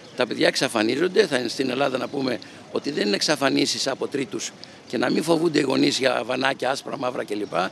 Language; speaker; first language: Greek; native; Greek